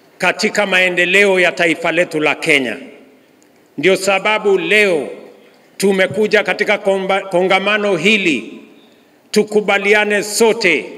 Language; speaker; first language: Swahili; non-native, local second language; Kalenjin